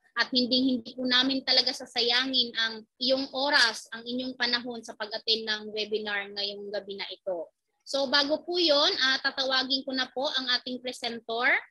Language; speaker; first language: Filipino; native; Filipino